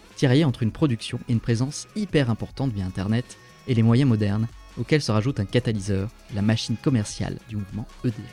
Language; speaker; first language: French; native; French